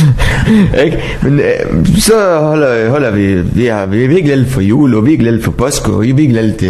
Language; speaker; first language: Danish; non-native, learner; Arabic